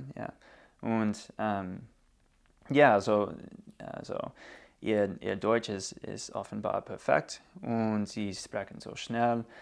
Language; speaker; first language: German; non-native, learner; English